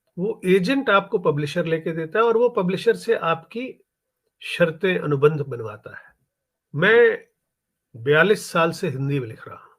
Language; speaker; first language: Hindi; native; Hindi